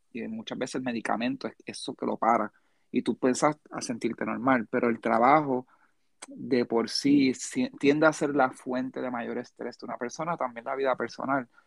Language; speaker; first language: Spanish; early bilingual, heritage; Spanish